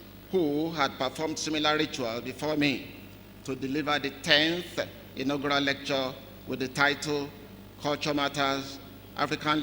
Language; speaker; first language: English; non-native, local second language; Yoruba